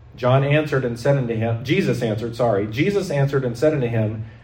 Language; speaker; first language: English; native; English